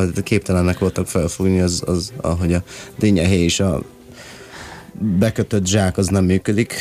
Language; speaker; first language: Hungarian; early bilingual, other home language; Chinese